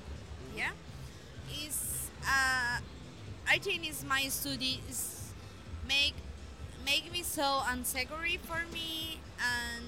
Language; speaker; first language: English; non-native, learner; Spanish